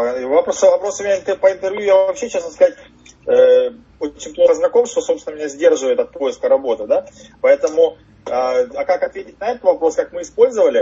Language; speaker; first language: Russian; native; Russian